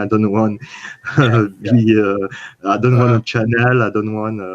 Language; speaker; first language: English; non-native, learner; French